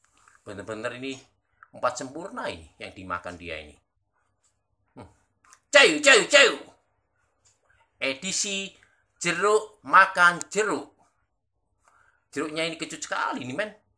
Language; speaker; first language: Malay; non-native, local second language; Javanese